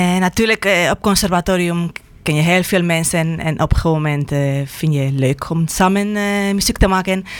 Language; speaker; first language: Dutch; non-native, fluent; Spanish